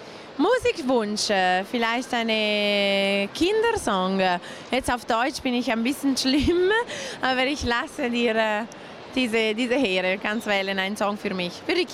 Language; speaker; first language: German; non-native, local second language; Italian